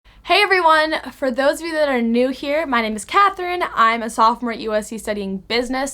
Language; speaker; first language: English; native; English